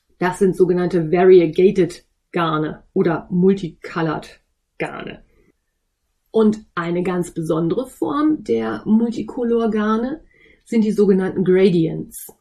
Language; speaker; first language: German; native; German